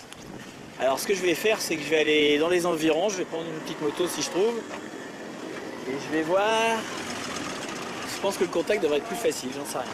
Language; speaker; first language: French; native; French